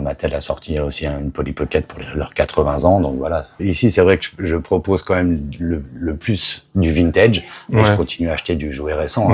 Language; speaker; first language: French; native; French